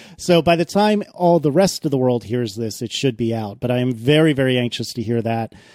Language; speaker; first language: English; native; English